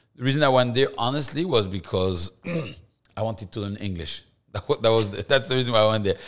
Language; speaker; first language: English; non-native, fluent; French